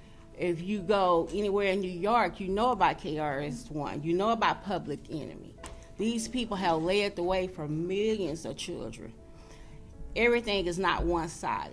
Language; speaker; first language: English; native; English